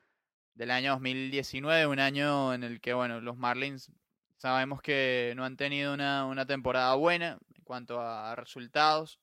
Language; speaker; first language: Spanish; native; Spanish